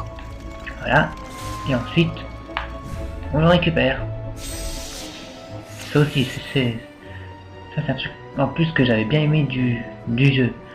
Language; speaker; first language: French; native; French